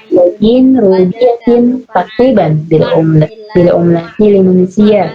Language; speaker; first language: Arabic; non-native, learner; Indonesian